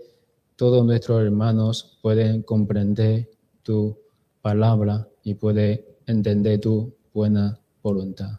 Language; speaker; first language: Spanish; non-native, learner; Chinese